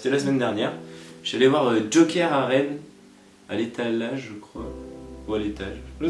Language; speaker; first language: French; native; French